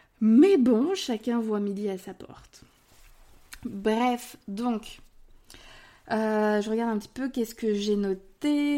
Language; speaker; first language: French; native; French